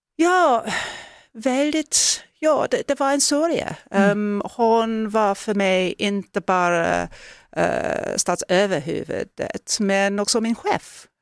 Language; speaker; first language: Swedish; non-native, fluent; English